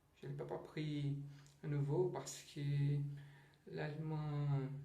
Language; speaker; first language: French; non-native, learner; Portuguese